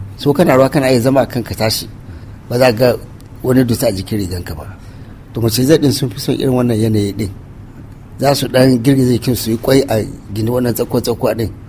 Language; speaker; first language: Hausa; non-native, local second language; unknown